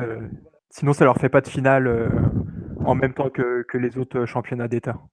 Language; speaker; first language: French; native; French